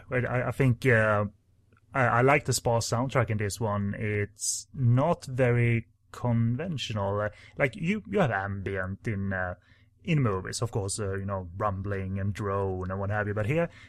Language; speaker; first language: English; non-native, fluent; Swedish